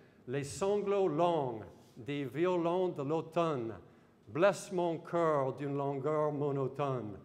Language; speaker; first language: French; non-native, fluent; English